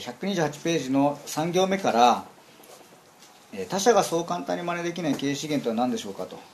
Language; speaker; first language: Japanese; native; Japanese